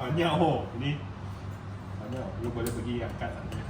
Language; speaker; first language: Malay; non-native, local second language; Chinese